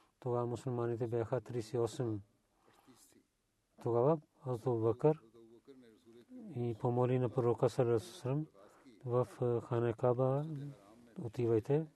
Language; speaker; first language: Bulgarian; non-native, learner; Urdu